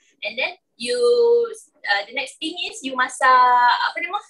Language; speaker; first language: English; non-native, local second language; Malay